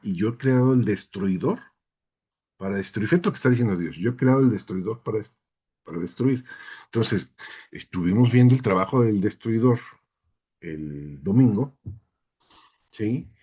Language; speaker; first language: Spanish; native; Spanish